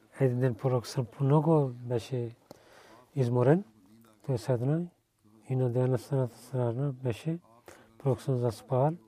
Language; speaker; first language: Bulgarian; non-native, learner; Urdu